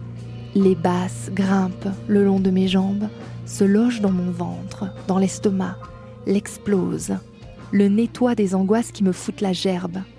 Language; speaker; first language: French; native; French